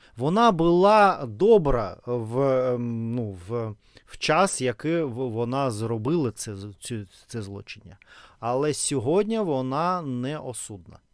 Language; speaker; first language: Ukrainian; non-native, local second language; Russian